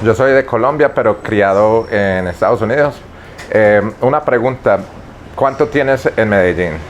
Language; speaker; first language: Spanish; early bilingual, heritage; Spanish